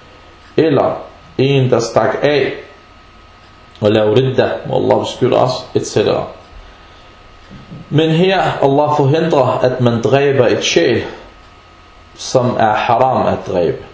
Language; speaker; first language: Danish; non-native, fluent; Arabic